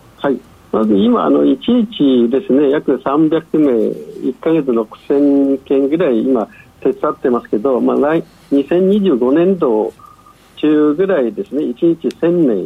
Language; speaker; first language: Japanese; non-native, fluent; Chinese